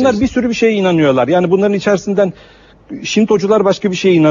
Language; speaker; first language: Turkish; native; Turkish